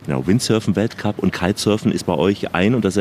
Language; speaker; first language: German; native; German